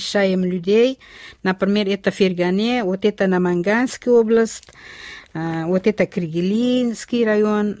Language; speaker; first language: Russian; non-native, local second language; Uzbek